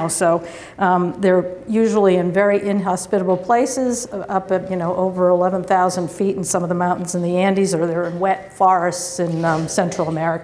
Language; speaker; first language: English; native; English